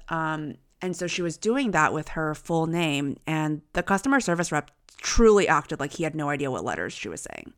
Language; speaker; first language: English; early bilingual, other home language; Chinese